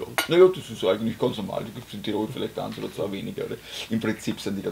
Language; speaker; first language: German; native; German